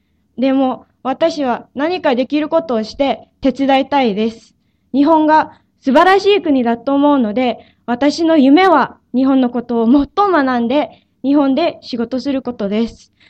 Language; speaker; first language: Japanese; non-native, fluent; English